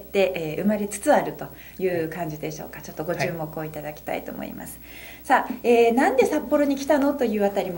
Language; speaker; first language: Japanese; native; Japanese